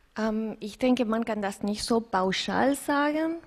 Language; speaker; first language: German; non-native, fluent; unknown